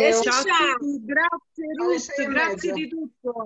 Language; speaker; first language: Italian; non-native, fluent; Hebrew